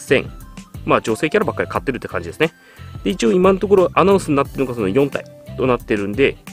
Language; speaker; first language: Japanese; native; Japanese